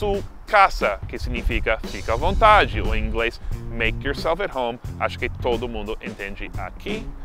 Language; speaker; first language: Portuguese; non-native, fluent; English